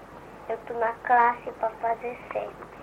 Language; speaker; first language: Portuguese; early bilingual, heritage; Portuguese